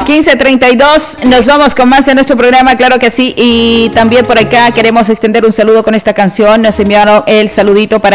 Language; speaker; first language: Spanish; native; Spanish